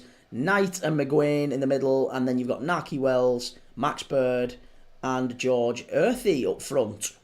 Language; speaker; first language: English; native; English